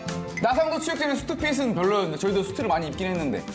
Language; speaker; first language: Korean; native; Korean